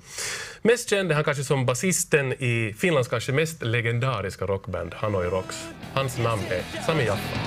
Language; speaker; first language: Swedish; native; Swedish